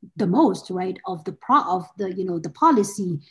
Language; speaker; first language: English; non-native, local second language; Hausa